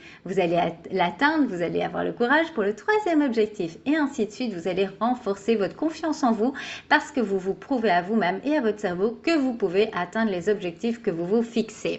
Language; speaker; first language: French; native; French